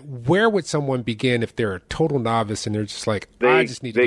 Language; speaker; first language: English; native; English